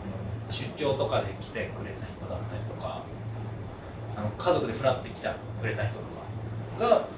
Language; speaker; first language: Japanese; native; Japanese